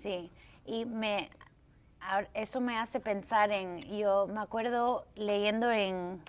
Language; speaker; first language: Spanish; early bilingual, heritage; English